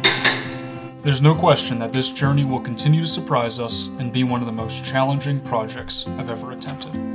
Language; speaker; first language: English; native; English